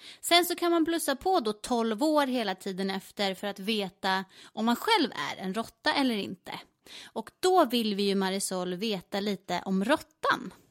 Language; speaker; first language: Swedish; native; Swedish